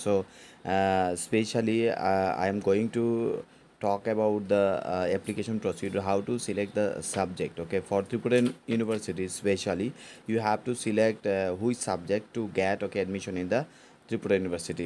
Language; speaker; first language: English; non-native, local second language; Bangla